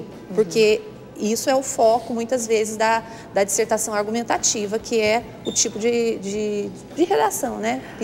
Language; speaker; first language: Portuguese; native; Portuguese